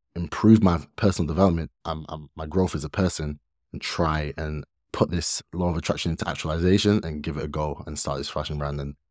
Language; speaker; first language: English; early bilingual, other home language; Yoruba